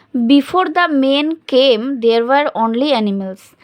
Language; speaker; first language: English; non-native, local second language; Bangla